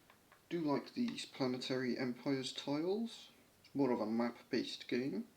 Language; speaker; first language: English; native; English